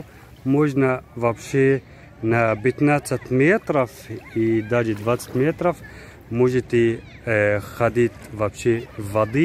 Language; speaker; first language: Russian; non-native, fluent; Arabic